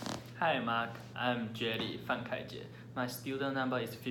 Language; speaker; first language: English; non-native, learner; Chinese